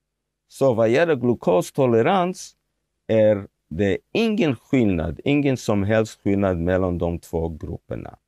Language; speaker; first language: Swedish; non-native, fluent; Hebrew